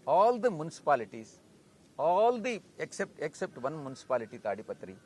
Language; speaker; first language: English; non-native, local second language; Telugu